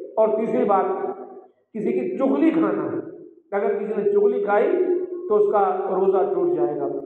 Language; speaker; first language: Urdu; non-native, local second language; Sindhi